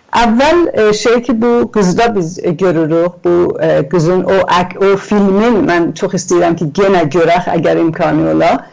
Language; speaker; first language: Azerbaijani; native; Azerbaijani